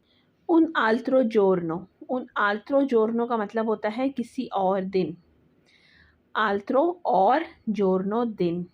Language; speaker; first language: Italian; non-native, learner; Urdu